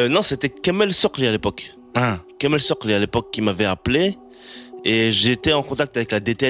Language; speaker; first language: French; native; French